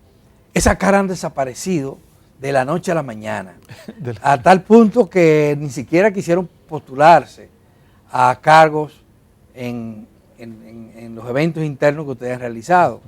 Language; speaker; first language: Spanish; native; Spanish